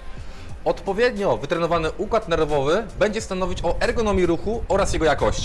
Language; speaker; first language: Polish; native; Polish